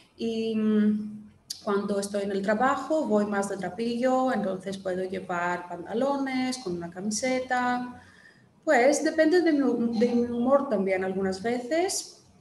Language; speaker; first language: Spanish; non-native, fluent; Greek